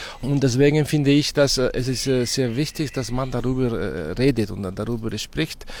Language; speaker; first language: German; non-native, fluent; Spanish